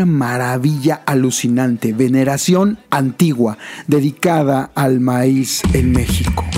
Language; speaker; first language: Spanish; native; Spanish